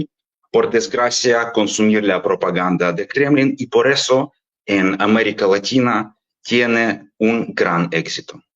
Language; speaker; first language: Spanish; non-native, fluent; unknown